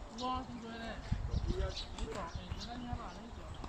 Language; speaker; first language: Chinese; native; Chinese